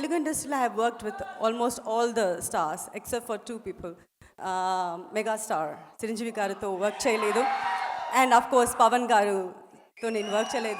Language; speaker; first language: Telugu; non-native, fluent; Tamil